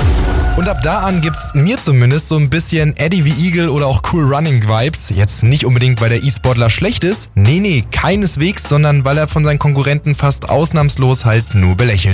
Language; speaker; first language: German; native; German